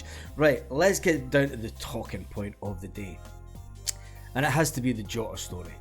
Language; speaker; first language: English; native; English